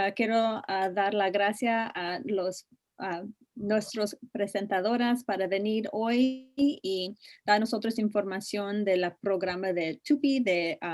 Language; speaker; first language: Spanish; non-native, learner; English